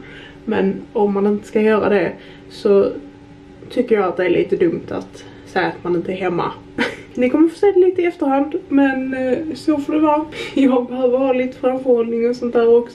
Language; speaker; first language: Swedish; native; Swedish